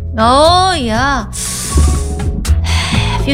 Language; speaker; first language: English; non-native, learner; Korean